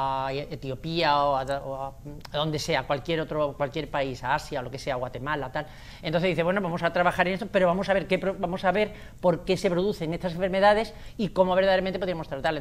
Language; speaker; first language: Spanish; native; Spanish